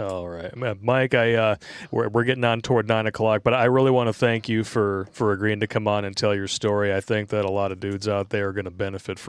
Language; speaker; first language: English; native; English